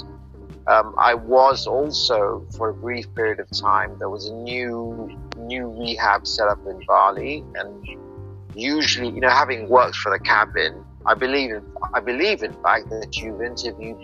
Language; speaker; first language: English; native; English